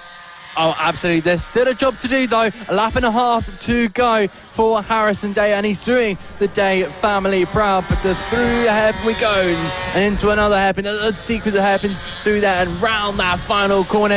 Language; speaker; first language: English; native; English